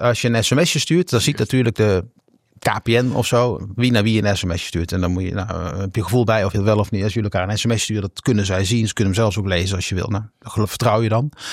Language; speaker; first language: Dutch; native; Dutch